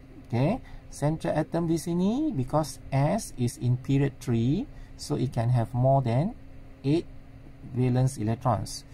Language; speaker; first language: English; non-native, local second language; Malay